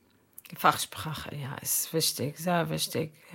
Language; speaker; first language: German; non-native, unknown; Arabic